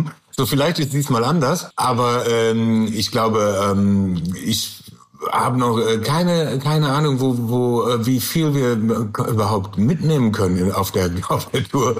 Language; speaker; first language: German; non-native, learner; English